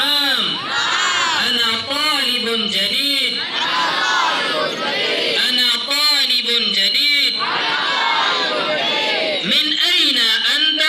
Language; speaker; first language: Arabic; non-native, learner; Indonesian